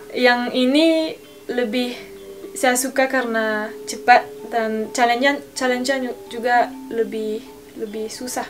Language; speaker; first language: Indonesian; non-native, learner; French